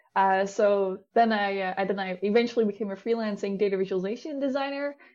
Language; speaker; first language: English; non-native, fluent; Dutch